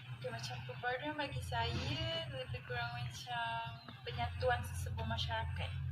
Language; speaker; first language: Malay; native; Malay